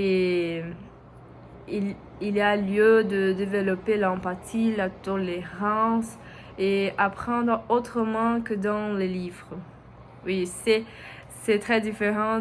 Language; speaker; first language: French; non-native, learner; Portuguese